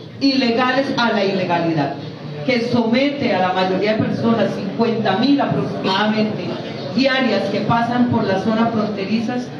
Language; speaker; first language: Spanish; native; Spanish